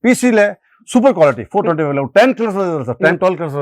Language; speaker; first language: Tamil; non-native, local second language; Kannada